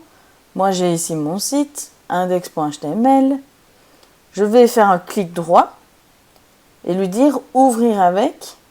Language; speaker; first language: French; native; French